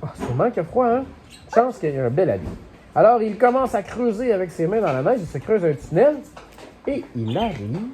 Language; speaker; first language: French; native; French